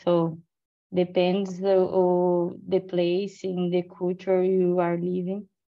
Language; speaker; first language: English; non-native, learner; Portuguese